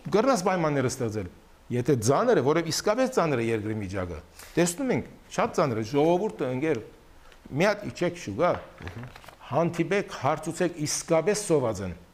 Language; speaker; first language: Armenian; early bilingual, heritage; Armenian